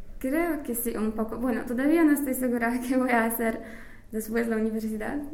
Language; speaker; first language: Spanish; non-native, fluent; English